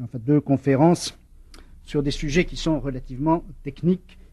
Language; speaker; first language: French; native; French